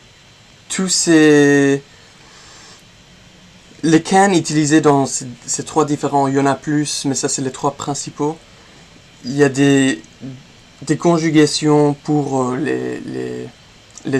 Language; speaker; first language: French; non-native, fluent; English